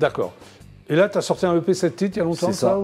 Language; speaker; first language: French; native; French